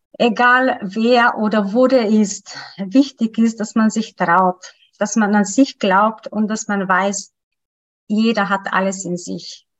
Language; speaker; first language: German; non-native, fluent; Macedonian